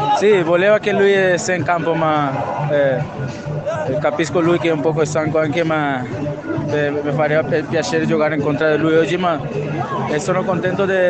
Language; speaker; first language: Italian; non-native, fluent; Spanish